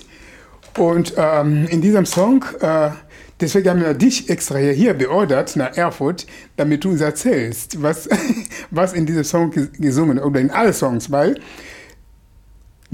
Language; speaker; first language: German; non-native, fluent; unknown